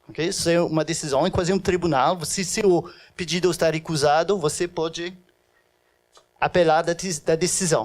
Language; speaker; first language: Portuguese; non-native, fluent; French